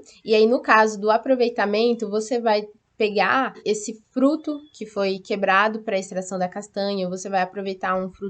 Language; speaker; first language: Portuguese; native; Portuguese